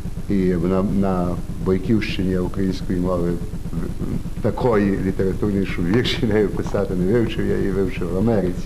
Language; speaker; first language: Ukrainian; early bilingual, heritage; Ukrainian